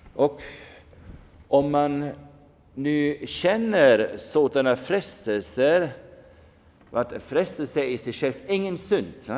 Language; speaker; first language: Swedish; non-native, fluent; German